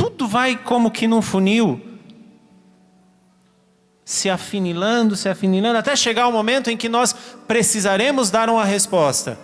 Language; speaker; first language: Portuguese; native; Portuguese